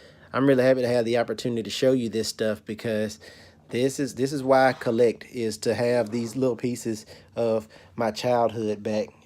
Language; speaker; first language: English; native; English